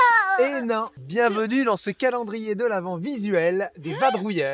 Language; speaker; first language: French; native; French